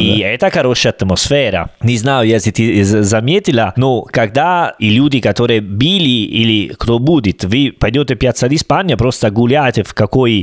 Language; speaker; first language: Russian; non-native, learner; Italian